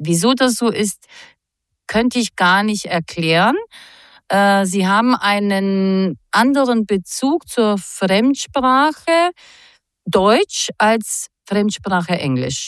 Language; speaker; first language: German; non-native, fluent; Croatian